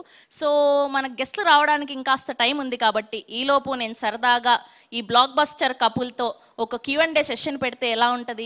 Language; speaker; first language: Telugu; native; Telugu